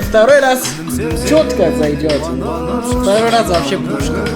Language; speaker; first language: Russian; non-native, fluent; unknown